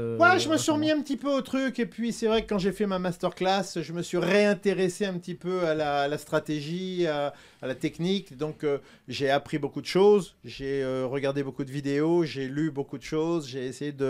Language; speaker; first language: French; native; French